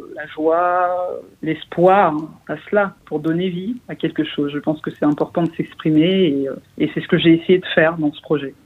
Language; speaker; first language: French; native; French